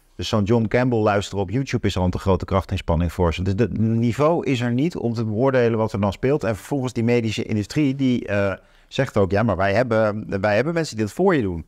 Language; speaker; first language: Dutch; native; Dutch